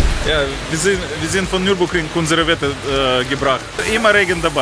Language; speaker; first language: German; non-native, learner; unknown